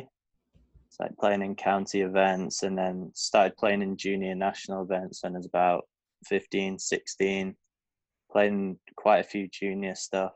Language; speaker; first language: English; native; English